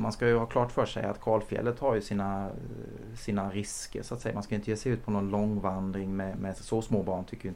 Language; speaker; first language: Swedish; native; Swedish